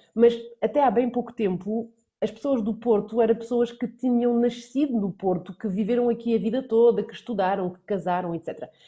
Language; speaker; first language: Portuguese; native; Portuguese